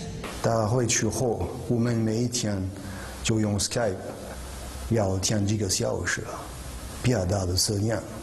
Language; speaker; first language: Chinese; non-native, fluent; French